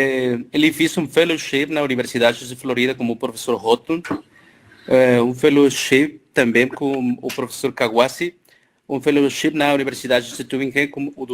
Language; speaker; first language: Portuguese; non-native, fluent; Spanish